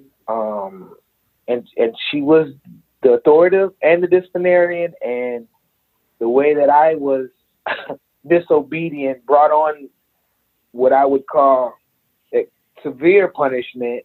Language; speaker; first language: English; native; English